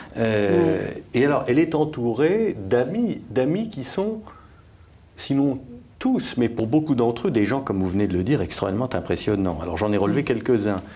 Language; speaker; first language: French; native; French